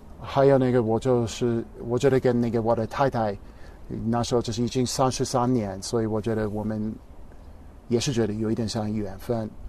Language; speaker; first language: Chinese; non-native, fluent; English